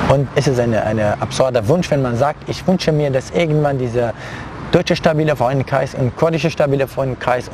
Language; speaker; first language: German; early bilingual, other home language; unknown